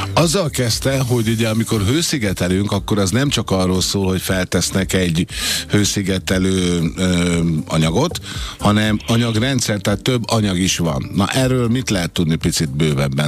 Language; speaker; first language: Hungarian; native; Hungarian